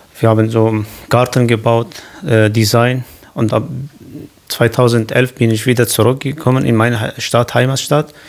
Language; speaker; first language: German; non-native, learner; Kurdish